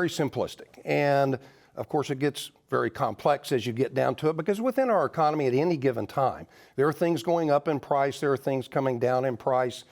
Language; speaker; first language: English; native; English